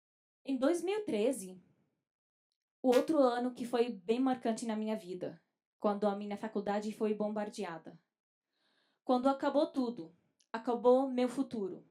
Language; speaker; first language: Portuguese; non-native, fluent; Arabic